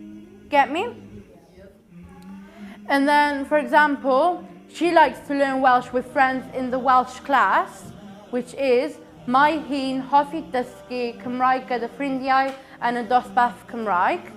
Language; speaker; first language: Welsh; non-native, local second language; Kurdish